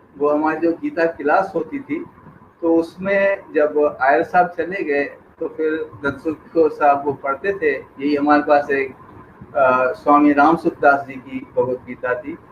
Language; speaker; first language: Urdu; non-native, local second language; Sindhi